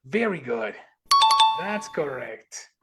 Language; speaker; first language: English; non-native, fluent; Spanish